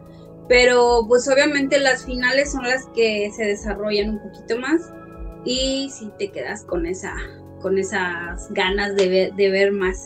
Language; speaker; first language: Spanish; native; Spanish